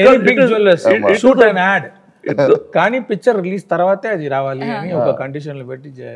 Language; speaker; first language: Telugu; non-native, fluent; Tamil